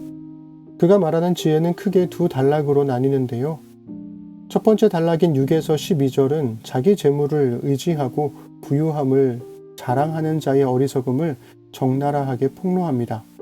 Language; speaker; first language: Korean; native; Korean